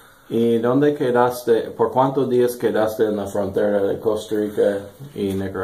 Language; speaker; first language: Spanish; non-native, learner; English